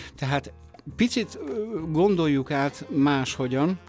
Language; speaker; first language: Hungarian; early bilingual, other home language; Italian